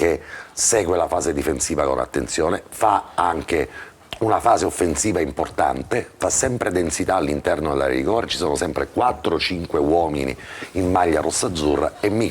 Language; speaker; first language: Italian; native; Italian